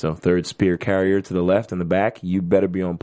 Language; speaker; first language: English; native; English